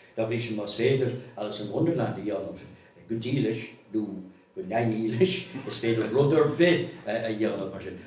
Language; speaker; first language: Irish; native; Irish